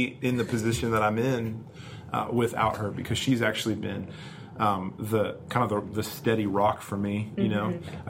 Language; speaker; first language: English; native; English